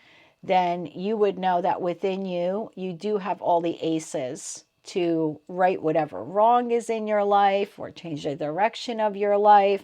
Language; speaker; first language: English; native; English